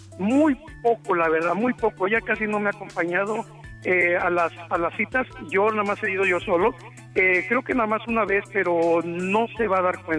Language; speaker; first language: Spanish; native; Spanish